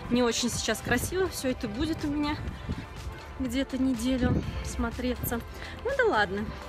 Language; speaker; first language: Russian; native; Russian